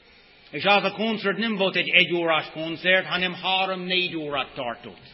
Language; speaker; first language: Hungarian; non-native, fluent; English